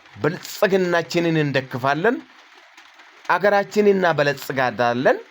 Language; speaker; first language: Amharic; non-native, local second language; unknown